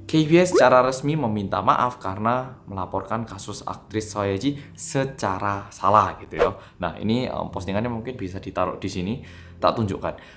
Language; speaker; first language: Indonesian; non-native, fluent; Korean